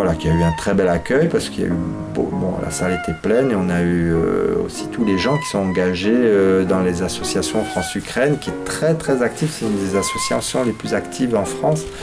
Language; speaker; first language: French; native; French